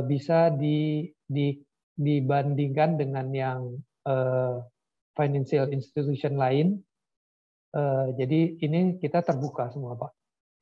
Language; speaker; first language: Indonesian; native; Indonesian